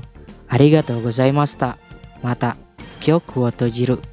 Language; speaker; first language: Japanese; non-native, fluent; Indonesian